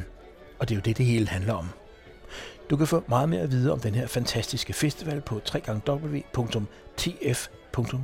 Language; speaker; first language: Danish; native; Danish